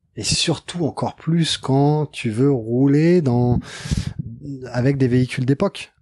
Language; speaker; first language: French; native; French